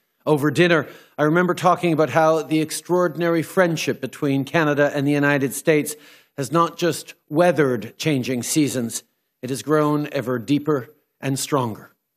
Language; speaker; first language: English; early bilingual, other home language; French